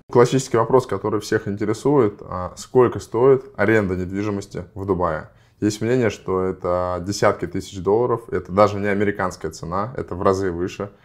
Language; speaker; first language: Russian; native; Russian